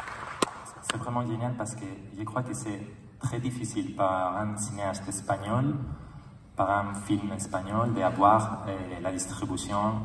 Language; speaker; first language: French; non-native, learner; Spanish